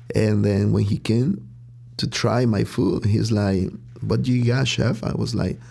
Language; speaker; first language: English; non-native, fluent; Spanish